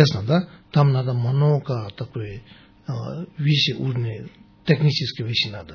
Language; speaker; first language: Russian; non-native, learner; Tibetan